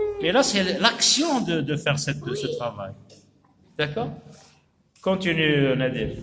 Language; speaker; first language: French; non-native, local second language; Arabic